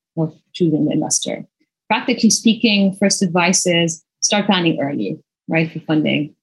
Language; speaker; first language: English; non-native, fluent; Arabic